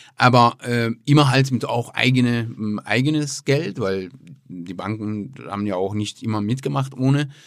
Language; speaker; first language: German; non-native, fluent; Persian